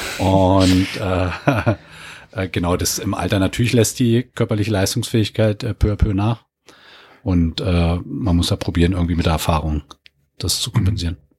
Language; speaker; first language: German; native; German